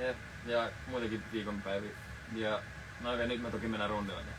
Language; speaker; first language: Finnish; native; Finnish